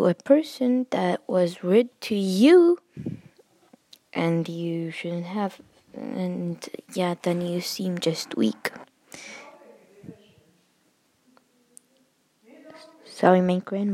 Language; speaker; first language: English; native; English